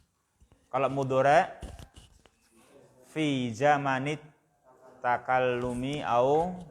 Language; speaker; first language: Arabic; non-native, fluent; Indonesian